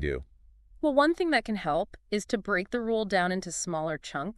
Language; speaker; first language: English; native; English